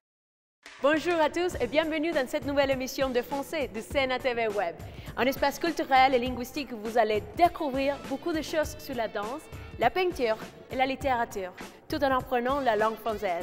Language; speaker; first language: French; non-native, fluent; Spanish